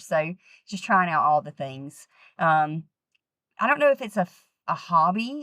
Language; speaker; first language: English; native; English